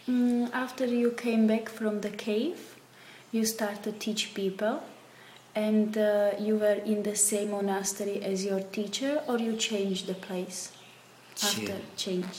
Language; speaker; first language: English; non-native, fluent; Slovak